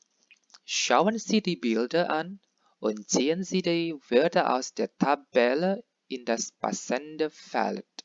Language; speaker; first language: German; non-native, fluent; Indonesian